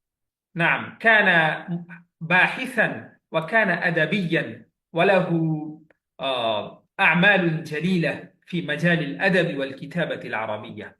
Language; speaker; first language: Arabic; non-native, fluent; Bangla